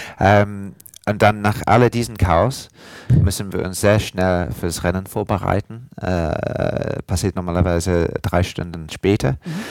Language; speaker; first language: German; non-native, fluent; English